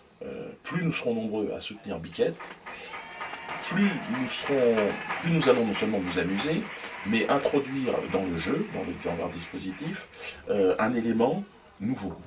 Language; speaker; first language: French; native; French